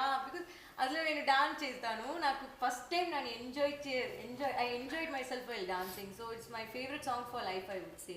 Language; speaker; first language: Telugu; non-native, learner; Tamil